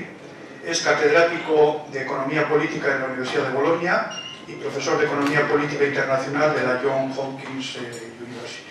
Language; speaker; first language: Spanish; native; Spanish